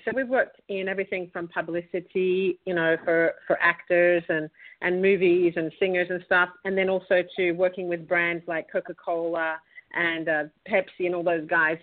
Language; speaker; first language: English; native; English